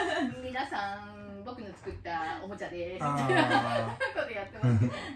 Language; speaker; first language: Japanese; native; Japanese